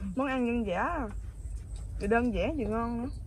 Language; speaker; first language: Vietnamese; native; Vietnamese